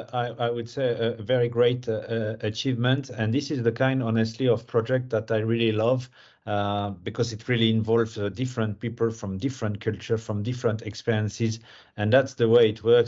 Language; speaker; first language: English; non-native, fluent; French